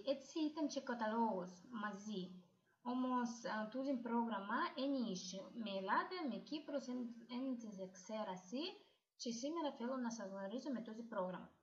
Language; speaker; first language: Greek; non-native, learner; Russian